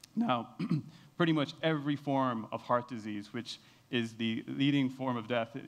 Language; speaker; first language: English; native; English